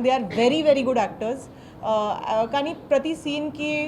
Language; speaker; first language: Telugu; non-native, learner; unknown